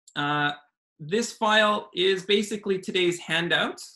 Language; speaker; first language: English; native; English